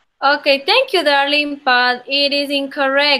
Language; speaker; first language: English; non-native, learner; Spanish